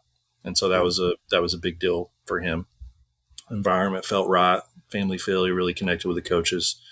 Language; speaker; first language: English; native; English